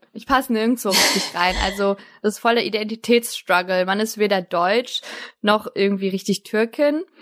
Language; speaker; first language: German; early bilingual, other home language; Turkish